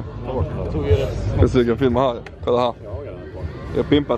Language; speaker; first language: Swedish; native; Swedish